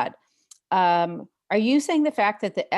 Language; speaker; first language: English; native; English